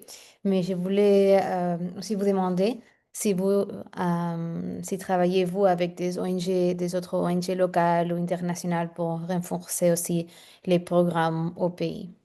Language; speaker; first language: French; non-native, fluent; Spanish